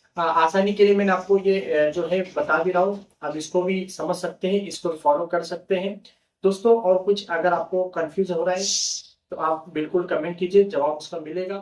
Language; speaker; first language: Hindi; native; Hindi